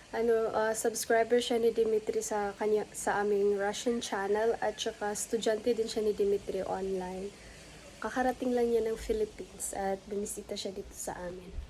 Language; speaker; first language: Filipino; native; Filipino